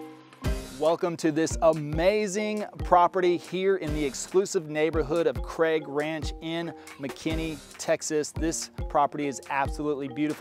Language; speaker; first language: English; native; English